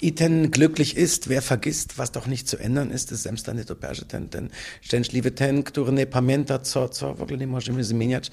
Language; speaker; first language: Polish; non-native, fluent; German